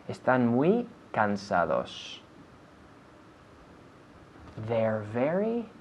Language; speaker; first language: Spanish; non-native, fluent; English